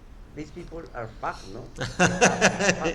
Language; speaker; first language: English; non-native, learner; Spanish